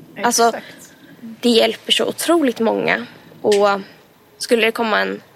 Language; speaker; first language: Swedish; native; Swedish